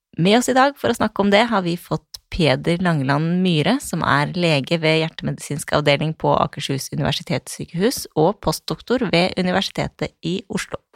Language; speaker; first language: Norwegian; native; Norwegian